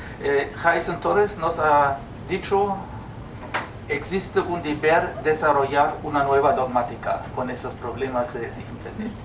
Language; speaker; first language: Spanish; non-native, fluent; German